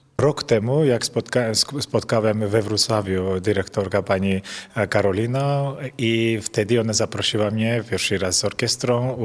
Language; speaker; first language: Polish; non-native, learner; Georgian